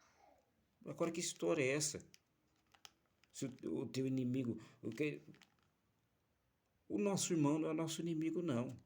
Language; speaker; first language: Portuguese; native; Portuguese